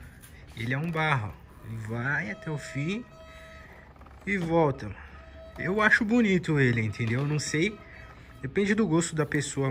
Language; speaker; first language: Portuguese; native; Portuguese